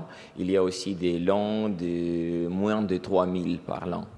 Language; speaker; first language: French; non-native, fluent; Russian